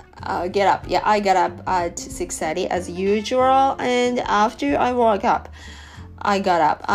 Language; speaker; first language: English; non-native, learner; Japanese